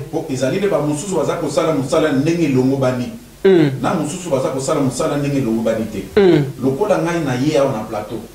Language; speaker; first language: Lingala; native; Lingala